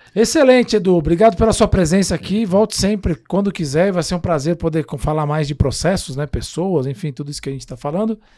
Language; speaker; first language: Portuguese; native; Portuguese